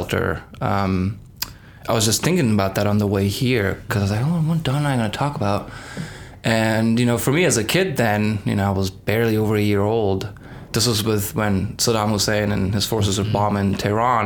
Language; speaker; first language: English; non-native, fluent; Persian